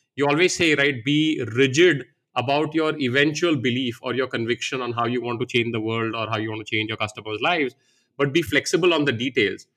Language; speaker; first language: English; non-native, local second language; Hindi